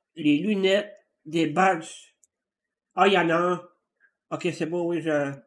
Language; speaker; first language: French; native; French